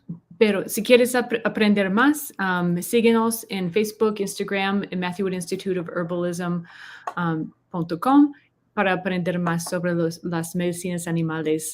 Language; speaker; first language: Spanish; non-native, learner; English